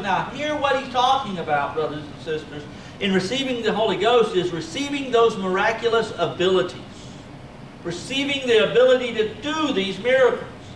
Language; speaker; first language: English; native; English